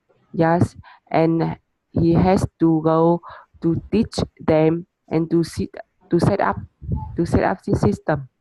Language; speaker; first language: English; non-native, learner; Vietnamese